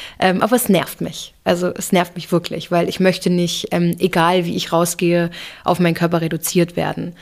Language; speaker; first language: German; early bilingual, other home language; English